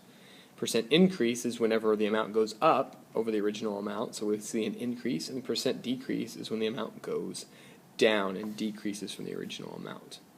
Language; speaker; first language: English; native; English